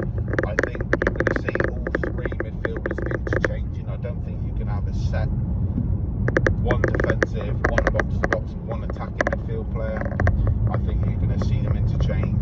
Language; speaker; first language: English; native; English